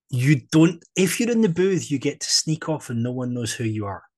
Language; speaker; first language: English; native; English